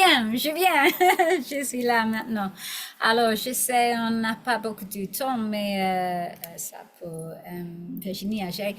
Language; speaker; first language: French; non-native, learner; English